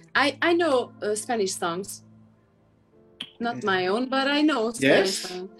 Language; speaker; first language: English; non-native, fluent; Hungarian